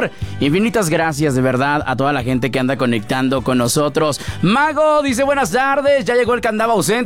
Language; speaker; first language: Spanish; native; Spanish